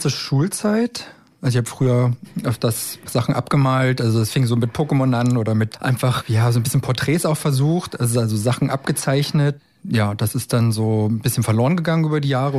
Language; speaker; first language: German; native; German